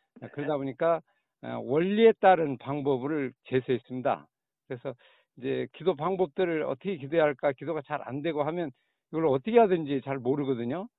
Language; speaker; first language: Korean; native; Korean